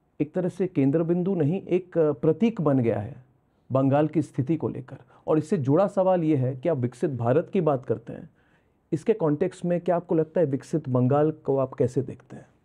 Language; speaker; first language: Hindi; non-native, local second language; Bangla